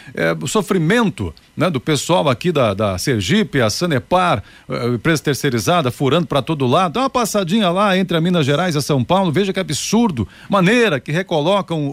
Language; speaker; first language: Portuguese; native; Portuguese